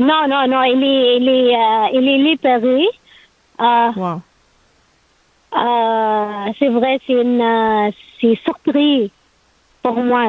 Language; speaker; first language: French; non-native, learner; Arabic